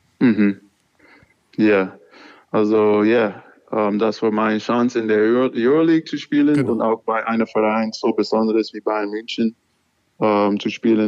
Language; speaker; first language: German; non-native, learner; English